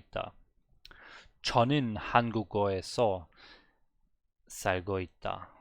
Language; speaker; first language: Korean; non-native, learner; German